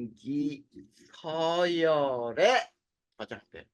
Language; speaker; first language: Korean; native; Korean